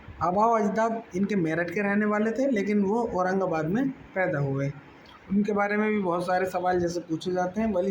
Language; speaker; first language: Urdu; native; Urdu